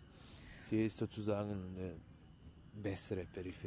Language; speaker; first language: German; non-native, fluent; Serbian